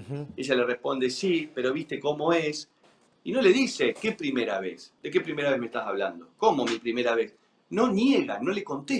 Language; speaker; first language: Spanish; native; Spanish